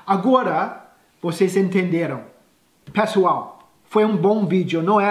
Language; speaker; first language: Portuguese; non-native, fluent; English